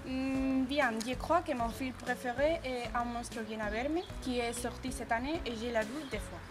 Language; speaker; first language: French; non-native, learner; Spanish